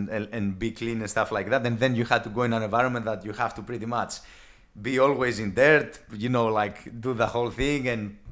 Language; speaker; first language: English; non-native, fluent; Greek